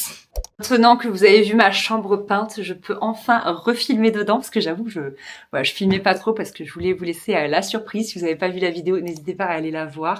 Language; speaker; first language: French; native; French